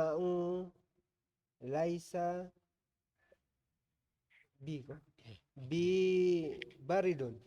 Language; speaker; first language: Arabic; non-native, learner; Indonesian